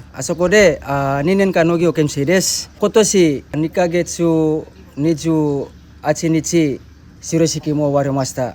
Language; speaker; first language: Japanese; non-native, learner; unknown